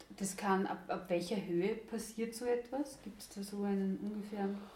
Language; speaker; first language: German; native; German